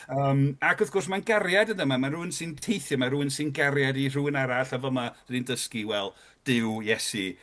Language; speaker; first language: Welsh; native; Welsh